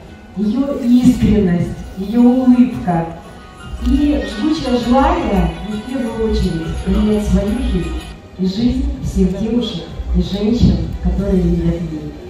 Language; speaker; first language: Russian; native; Russian